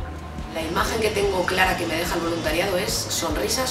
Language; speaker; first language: Spanish; native; Spanish